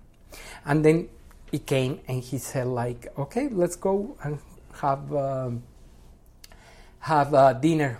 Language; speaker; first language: English; non-native, fluent; Spanish